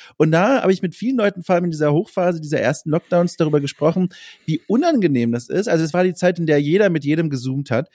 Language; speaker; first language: German; native; German